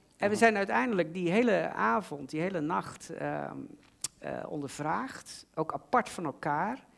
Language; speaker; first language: Dutch; native; Dutch